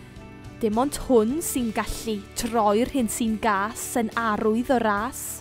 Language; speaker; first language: Welsh; native; Welsh